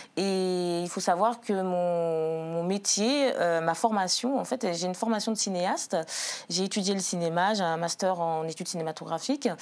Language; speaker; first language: French; early bilingual, other home language; Sango